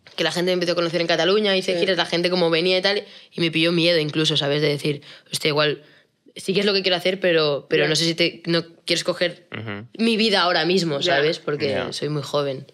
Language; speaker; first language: Spanish; native; Spanish